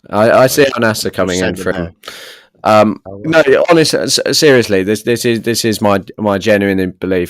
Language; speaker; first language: English; native; English